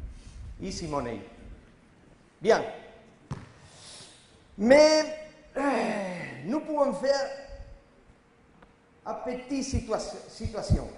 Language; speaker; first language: French; non-native, learner; Spanish